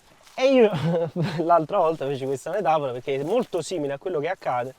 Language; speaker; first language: Italian; native; Italian